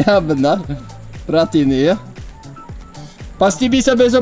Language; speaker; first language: Indonesian; non-native, learner; Norwegian